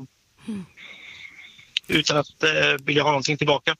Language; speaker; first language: Swedish; native; Swedish